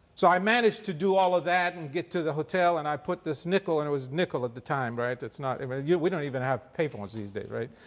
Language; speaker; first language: English; non-native, fluent; Arabic